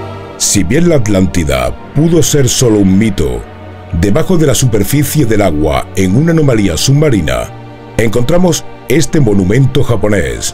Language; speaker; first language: Spanish; native; Spanish